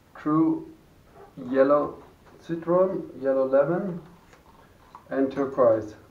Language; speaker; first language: English; non-native, learner; German